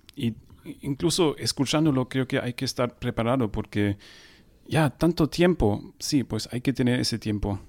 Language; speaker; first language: Spanish; non-native, fluent; German